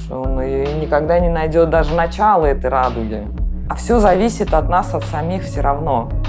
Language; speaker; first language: Russian; native; Russian